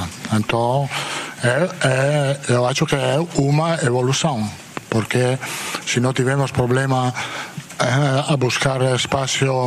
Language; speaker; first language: Portuguese; non-native, fluent; Spanish